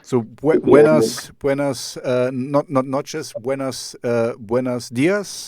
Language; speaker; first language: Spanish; non-native, learner; German